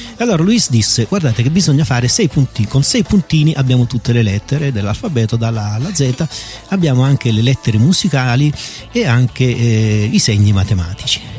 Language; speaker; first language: Italian; native; Italian